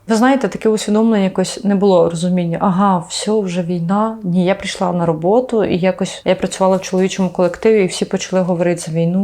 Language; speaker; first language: Ukrainian; native; Ukrainian